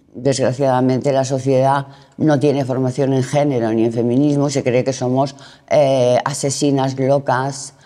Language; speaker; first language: Spanish; native; Spanish